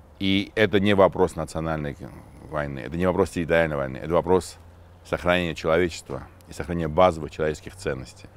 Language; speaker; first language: Russian; non-native, local second language; Armenian